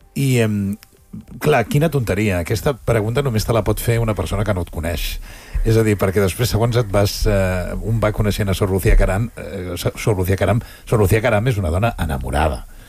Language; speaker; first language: Catalan; native; Catalan